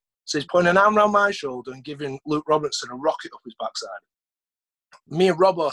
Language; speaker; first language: English; native; English